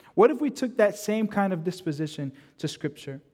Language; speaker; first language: English; native; English